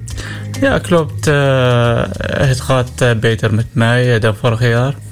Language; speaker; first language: Dutch; non-native, learner; Arabic